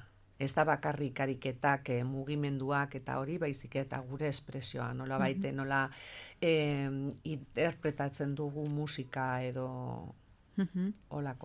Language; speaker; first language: Basque; non-native, local second language; Spanish